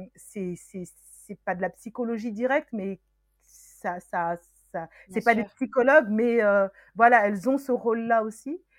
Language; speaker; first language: French; early bilingual, other home language; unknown